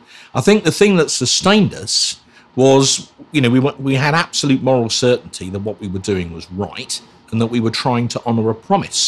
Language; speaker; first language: English; native; English